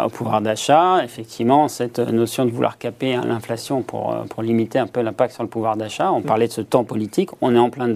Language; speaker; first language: French; native; French